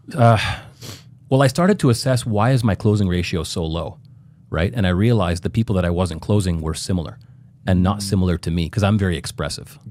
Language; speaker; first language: English; native; English